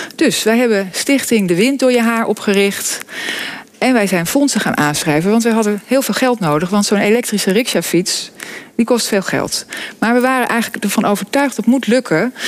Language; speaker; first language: Dutch; native; Dutch